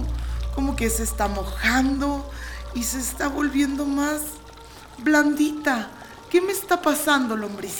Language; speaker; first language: Spanish; native; Spanish